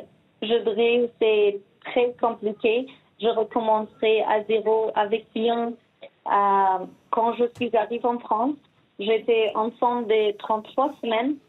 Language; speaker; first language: French; non-native, learner; Persian